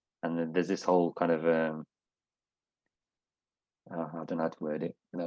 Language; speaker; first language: English; native; English